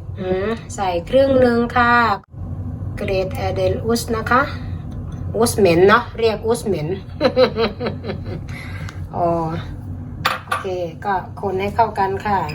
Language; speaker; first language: Thai; native; Thai